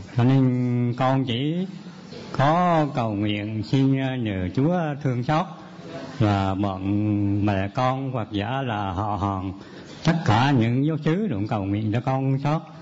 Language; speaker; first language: Vietnamese; native; Vietnamese